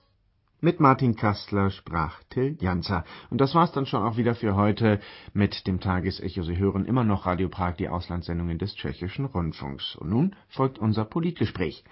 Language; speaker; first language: German; native; German